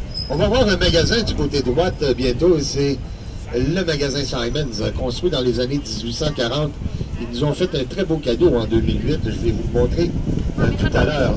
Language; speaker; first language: French; native; French